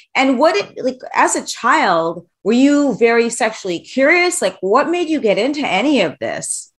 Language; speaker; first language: English; native; English